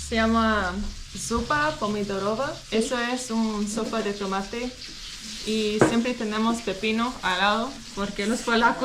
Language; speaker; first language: Spanish; non-native, learner; English